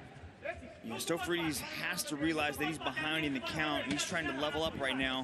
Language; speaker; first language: English; native; English